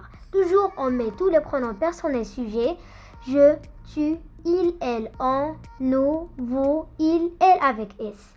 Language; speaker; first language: French; non-native, fluent; Arabic